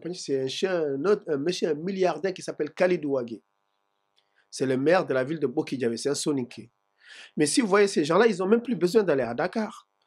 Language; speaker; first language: French; non-native, local second language; Fula